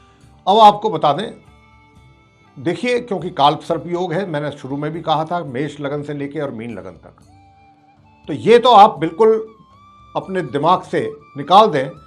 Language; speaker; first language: Hindi; native; Hindi